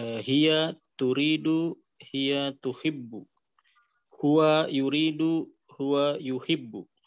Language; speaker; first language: Arabic; non-native, learner; Indonesian